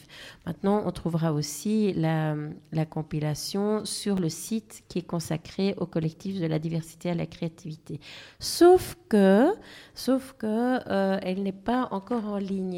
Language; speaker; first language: French; native; French